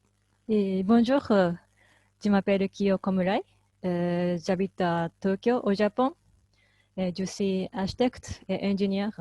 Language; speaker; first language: French; non-native, fluent; Japanese